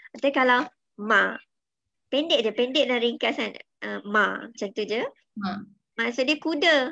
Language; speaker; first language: Malay; native; Malay